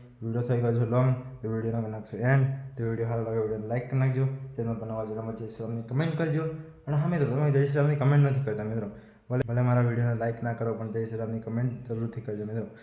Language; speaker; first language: Gujarati; native; Gujarati